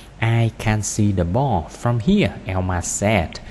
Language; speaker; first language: English; non-native, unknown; Vietnamese